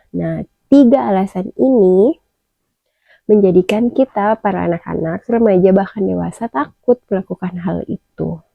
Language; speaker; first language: Indonesian; native; Indonesian